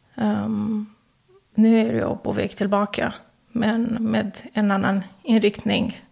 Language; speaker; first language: Swedish; non-native, fluent; Romanian